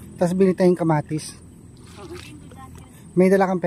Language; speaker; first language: Filipino; native; Filipino